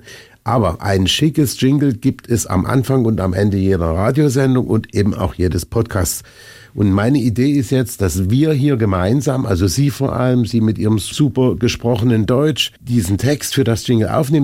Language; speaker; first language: German; native; German